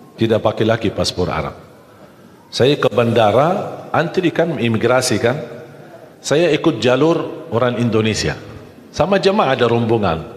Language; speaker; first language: Malay; non-native, fluent; Arabic